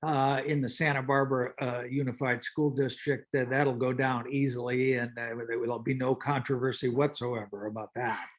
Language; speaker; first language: English; native; English